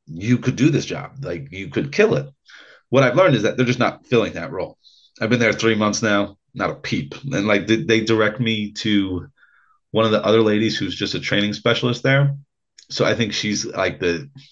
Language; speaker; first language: English; native; English